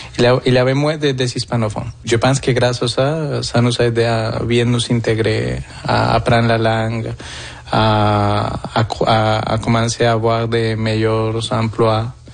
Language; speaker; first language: French; non-native, fluent; Spanish